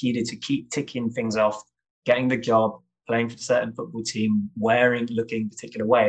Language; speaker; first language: English; native; English